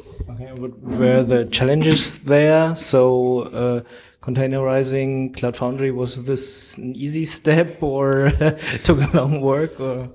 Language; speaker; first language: English; non-native, fluent; German